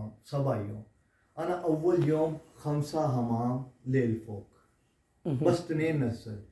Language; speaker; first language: Arabic; non-native, learner; Urdu